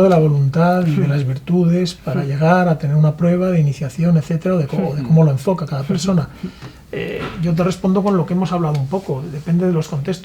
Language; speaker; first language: Spanish; native; Spanish